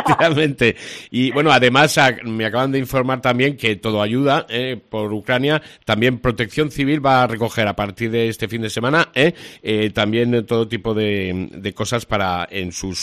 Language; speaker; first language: Spanish; native; Spanish